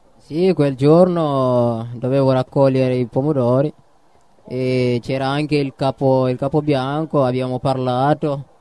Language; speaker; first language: Italian; non-native, fluent; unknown